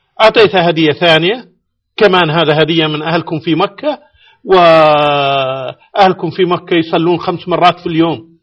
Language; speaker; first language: Arabic; native; Arabic